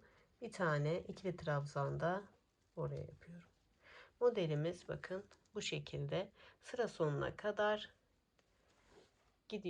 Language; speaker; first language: Turkish; native; Turkish